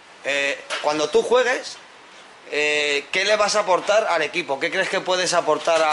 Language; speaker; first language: Spanish; native; Spanish